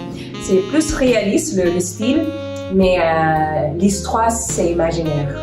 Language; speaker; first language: French; non-native, fluent; Filipino